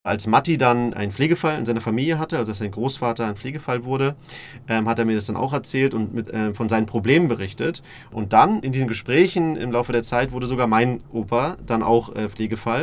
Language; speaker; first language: German; native; German